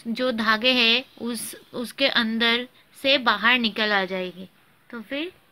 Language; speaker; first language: Hindi; native; Hindi